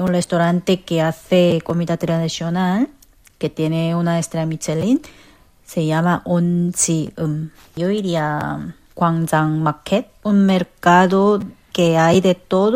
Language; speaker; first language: Spanish; non-native, fluent; Korean